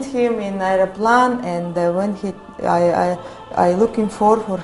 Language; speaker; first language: English; non-native, learner; Russian